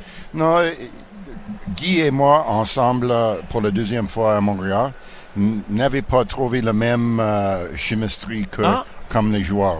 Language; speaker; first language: French; non-native, local second language; English